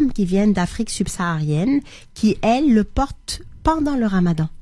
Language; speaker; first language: French; non-native, local second language; Arabic